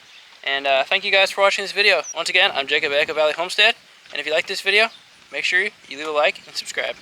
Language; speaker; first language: English; native; English